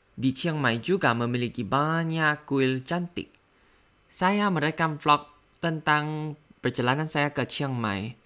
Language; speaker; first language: Indonesian; non-native, learner; Thai